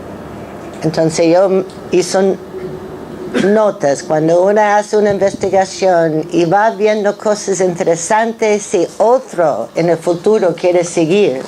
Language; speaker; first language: Spanish; non-native, fluent; English